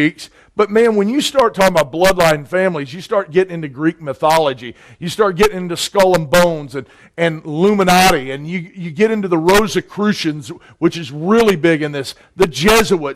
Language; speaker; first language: English; native; English